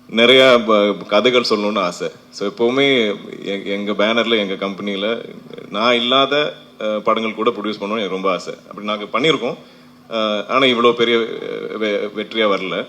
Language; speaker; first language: Tamil; non-native, fluent; Malayalam